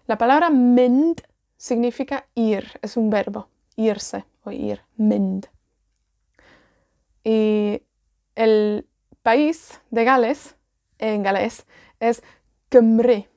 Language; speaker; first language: Spanish; non-native, fluent; Welsh